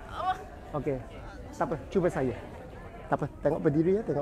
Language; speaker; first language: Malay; non-native, local second language; Cantonese